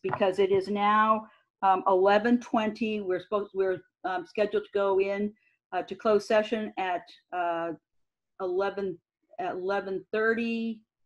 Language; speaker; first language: English; native; English